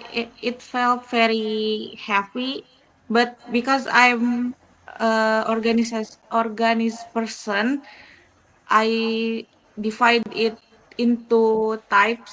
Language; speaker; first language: English; non-native, learner; Indonesian